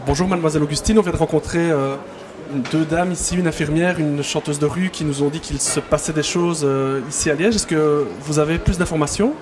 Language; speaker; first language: French; native; French